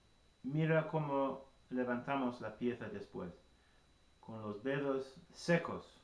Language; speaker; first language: Spanish; non-native, learner; English